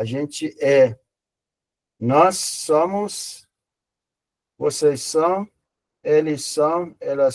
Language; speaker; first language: Portuguese; non-native, fluent; Persian